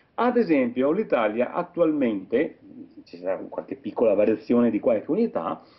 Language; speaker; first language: Italian; native; Italian